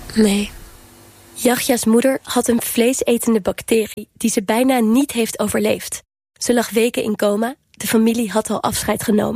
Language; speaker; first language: Dutch; native; Dutch